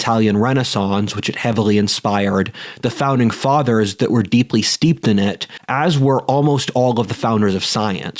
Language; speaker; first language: English; native; English